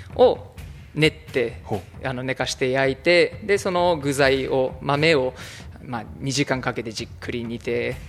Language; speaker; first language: Japanese; early bilingual, heritage; Japanese